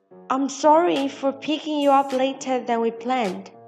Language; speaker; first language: English; non-native, fluent; Vietnamese